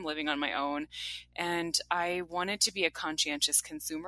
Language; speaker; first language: English; native; English